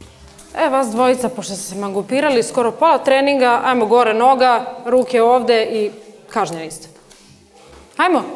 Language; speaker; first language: Serbian; native; Serbian